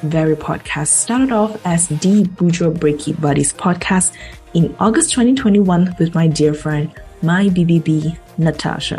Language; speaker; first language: English; non-native, local second language; Chinese